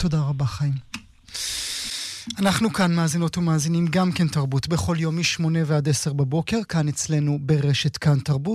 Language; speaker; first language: Hebrew; native; Hebrew